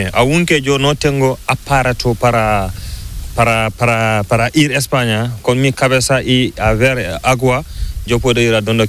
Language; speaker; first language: Spanish; non-native, learner; Fula